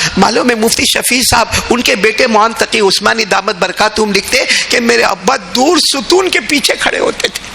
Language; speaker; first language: Urdu; native; Urdu